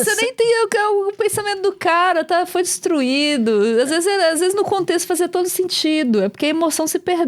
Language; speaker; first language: Portuguese; native; Portuguese